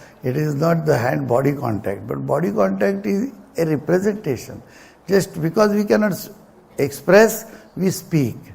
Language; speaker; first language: English; non-native, local second language; Marathi